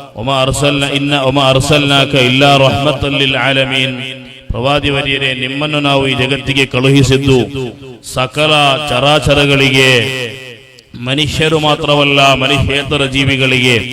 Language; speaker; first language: Kannada; non-native, local second language; Malayalam